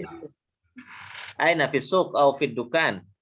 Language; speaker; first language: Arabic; non-native, fluent; Indonesian